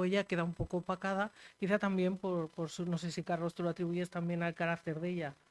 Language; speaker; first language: Spanish; native; Spanish